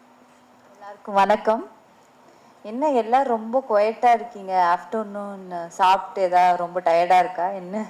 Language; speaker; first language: Tamil; early bilingual, heritage; Tamil